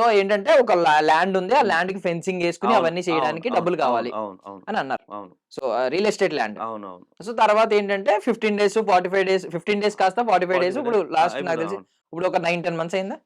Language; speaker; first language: Telugu; native; Telugu